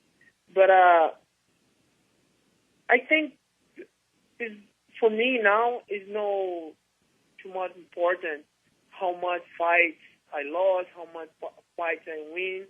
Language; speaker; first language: English; non-native, learner; Portuguese